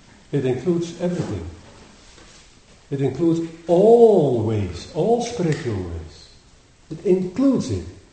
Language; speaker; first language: English; non-native, fluent; Dutch